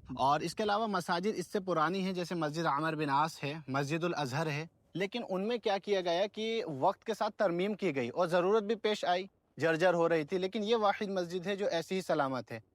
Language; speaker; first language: Urdu; native; Urdu